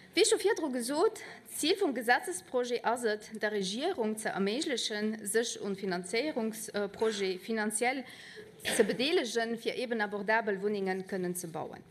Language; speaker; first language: German; non-native, local second language; Luxembourgish